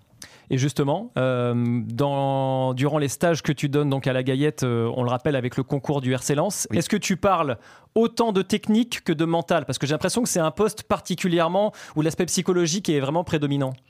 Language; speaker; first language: French; native; French